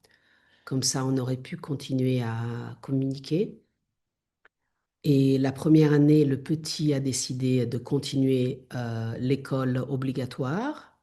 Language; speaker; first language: French; non-native, fluent; Italian